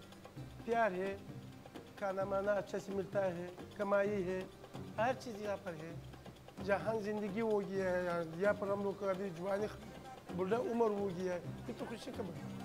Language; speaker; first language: Hindi; non-native, fluent; Pashto